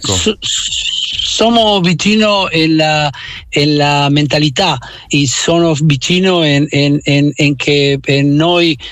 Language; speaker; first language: Italian; non-native, learner; Spanish